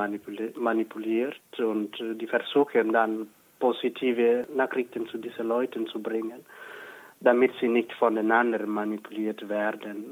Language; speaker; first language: German; non-native, fluent; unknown